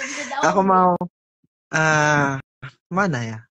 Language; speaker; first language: Indonesian; non-native, learner; Filipino